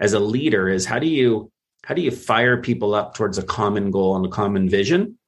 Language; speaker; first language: English; native; English